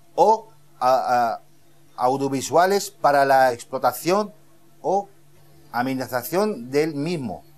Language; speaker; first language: Spanish; non-native, fluent; Arabic